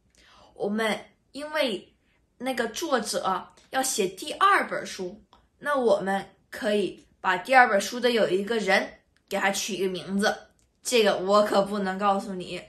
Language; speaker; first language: Chinese; early bilingual, other home language; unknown